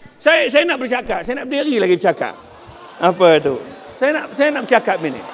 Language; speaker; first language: Malay; non-native, local second language; Chinese